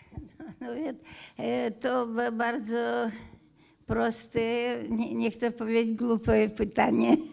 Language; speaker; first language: Polish; non-native, fluent; Hungarian